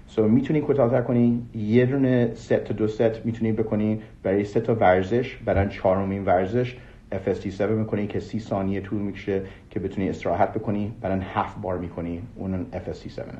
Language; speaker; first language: Persian; early bilingual, heritage; Persian